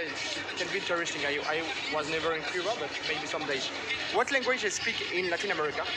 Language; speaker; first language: English; non-native, learner; French